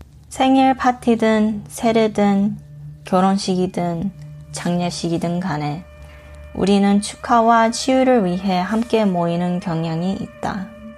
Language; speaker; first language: Korean; early bilingual, heritage; Korean